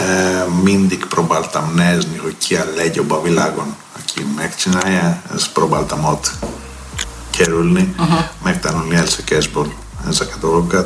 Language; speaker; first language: Hungarian; non-native, learner; Greek